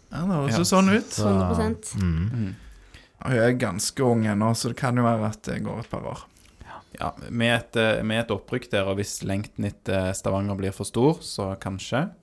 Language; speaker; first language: Norwegian; native; Norwegian